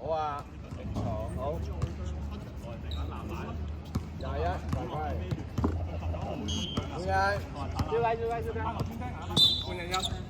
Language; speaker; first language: Chinese; native; Chinese